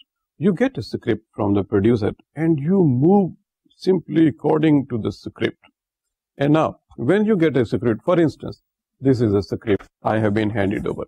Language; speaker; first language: English; non-native, local second language; Urdu